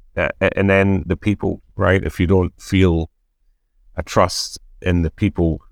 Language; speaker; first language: English; native; English